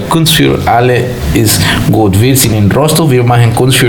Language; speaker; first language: German; non-native, learner; Spanish